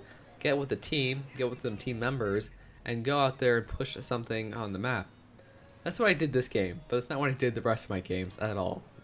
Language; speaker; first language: English; native; English